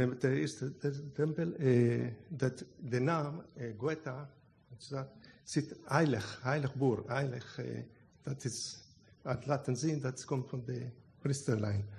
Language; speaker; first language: Dutch; non-native, learner; Hebrew